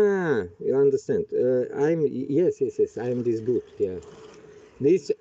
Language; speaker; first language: English; non-native, learner; Bashkir